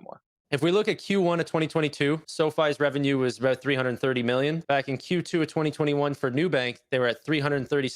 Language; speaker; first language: English; native; English